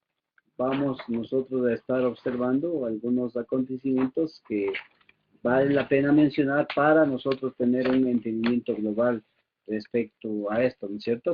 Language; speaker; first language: Spanish; native; Spanish